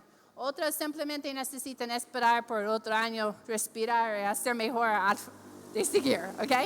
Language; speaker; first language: Spanish; non-native, fluent; English